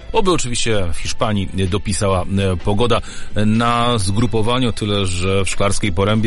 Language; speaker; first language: Polish; native; Polish